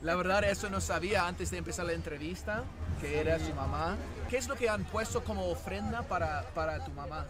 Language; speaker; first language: Spanish; non-native, learner; English